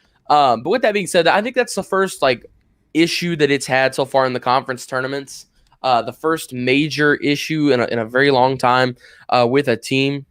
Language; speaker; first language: English; native; English